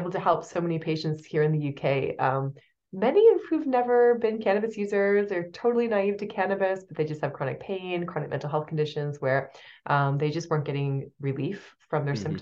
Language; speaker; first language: English; native; English